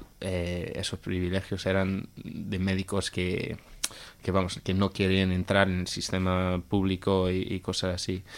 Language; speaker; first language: Spanish; non-native, fluent; English